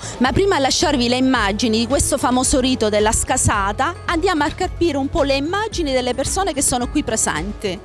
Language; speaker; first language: Italian; native; Italian